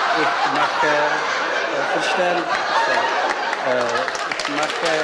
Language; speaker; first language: German; non-native, learner; Czech